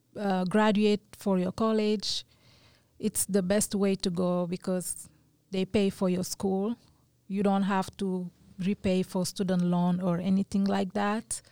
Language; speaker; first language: English; non-native, fluent; French